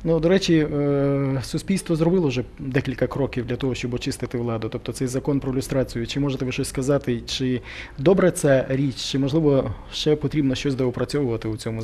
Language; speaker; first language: Ukrainian; native; Ukrainian